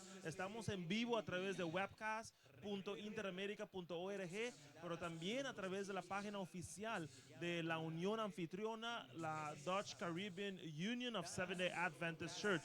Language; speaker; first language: Spanish; native; Spanish